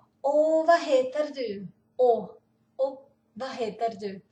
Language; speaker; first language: Norwegian; non-native, learner; Portuguese